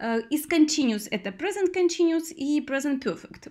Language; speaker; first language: English; non-native, fluent; Russian